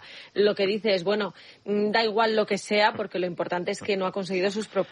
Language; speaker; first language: Spanish; native; Spanish